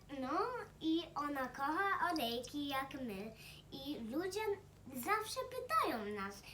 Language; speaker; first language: Polish; early bilingual, heritage; Polish